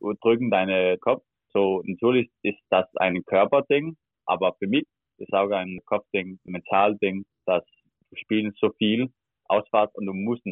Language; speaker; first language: German; non-native, learner; Danish